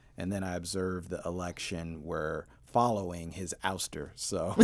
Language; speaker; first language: English; native; English